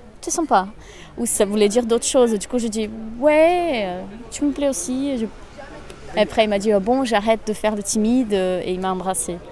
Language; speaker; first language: French; non-native, fluent; Portuguese